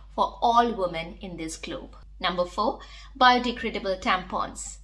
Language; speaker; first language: English; non-native, local second language; Bangla